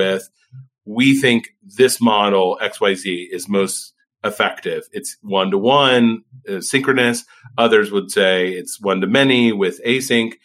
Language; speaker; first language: English; native; English